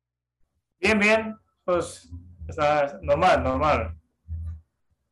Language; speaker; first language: Spanish; non-native, fluent; Japanese